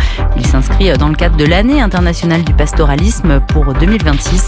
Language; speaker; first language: French; native; French